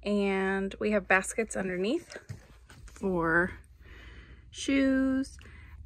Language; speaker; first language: English; native; English